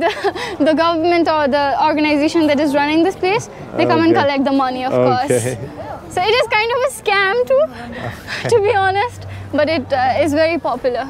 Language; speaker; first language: English; non-native, local second language; Nepali